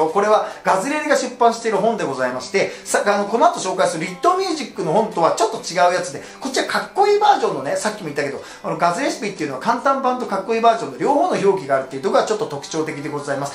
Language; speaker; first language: Japanese; native; Japanese